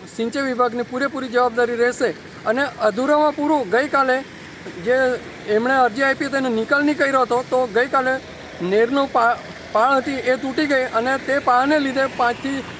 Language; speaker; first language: Gujarati; non-native, local second language; Gamit